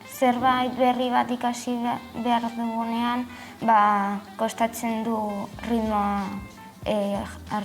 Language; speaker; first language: Basque; non-native, local second language; Spanish